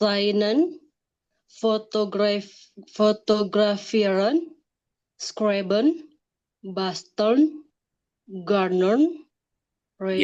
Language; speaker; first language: German; non-native, learner; Indonesian